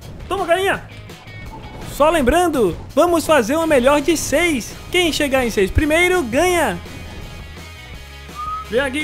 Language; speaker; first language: Portuguese; native; Portuguese